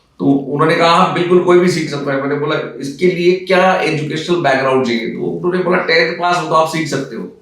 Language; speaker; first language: Hindi; non-native, local second language; Marathi